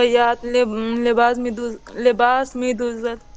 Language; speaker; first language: Persian; non-native, learner; Urdu